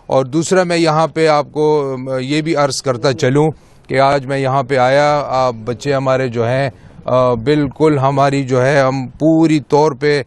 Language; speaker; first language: Urdu; non-native, local second language; Pashto